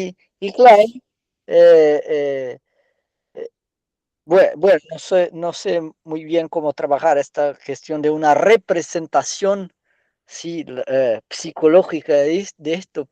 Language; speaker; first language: Spanish; non-native, fluent; Portuguese